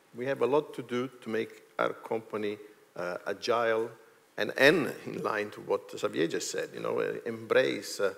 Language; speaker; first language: English; non-native, fluent; Italian